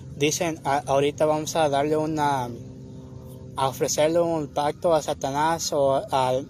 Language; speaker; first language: Spanish; early bilingual, heritage; Spanish